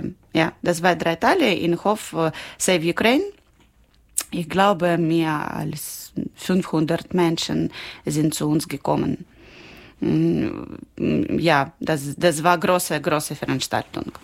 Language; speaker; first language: German; non-native, learner; Ukrainian